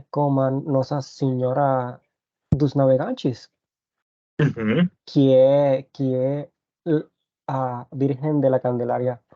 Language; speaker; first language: Portuguese; non-native, learner; Spanish